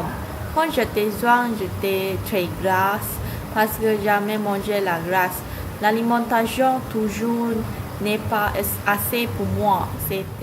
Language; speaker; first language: French; non-native, learner; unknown